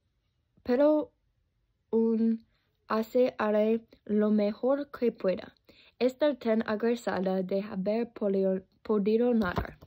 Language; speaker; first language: Spanish; non-native, learner; English